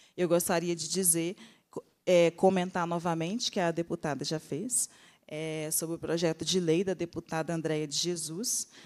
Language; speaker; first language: Portuguese; native; Portuguese